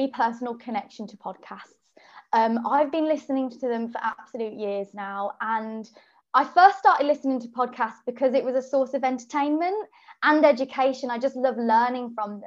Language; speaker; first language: English; native; English